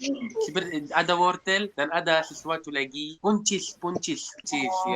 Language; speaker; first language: Indonesian; non-native, fluent; Arabic